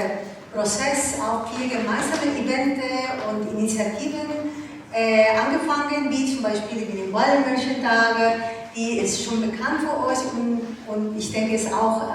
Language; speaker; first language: German; non-native, learner; Ukrainian